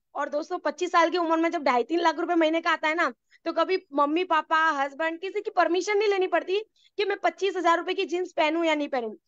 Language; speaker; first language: Hindi; non-native, local second language; Gujarati